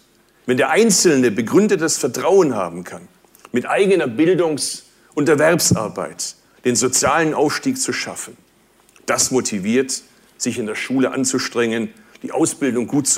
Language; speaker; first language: German; early bilingual, other home language; Turkish